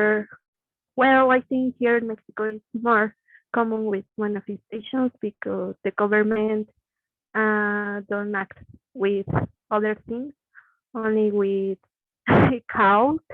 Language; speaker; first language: English; non-native, learner; Spanish